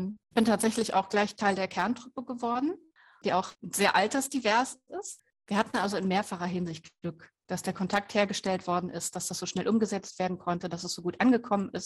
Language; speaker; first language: German; native; German